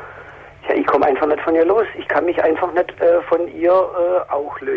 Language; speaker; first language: German; native; German